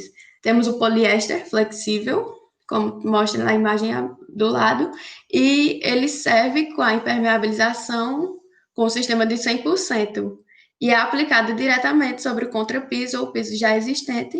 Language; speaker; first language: Portuguese; native; Portuguese